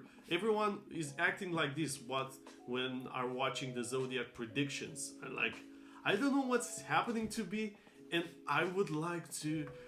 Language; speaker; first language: English; non-native, fluent; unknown